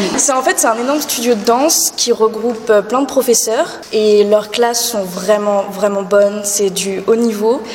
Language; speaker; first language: French; native; French